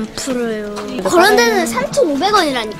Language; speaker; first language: Korean; early bilingual, other home language; Russian